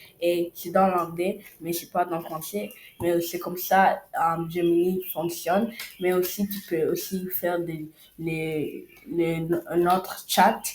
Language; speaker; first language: French; non-native, learner; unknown